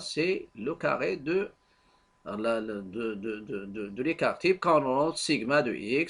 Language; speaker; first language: French; non-native, local second language; Arabic